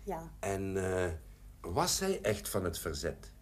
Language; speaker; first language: Dutch; native; Dutch